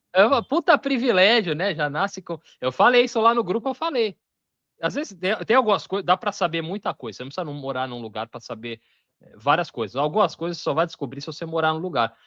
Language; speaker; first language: Portuguese; native; Portuguese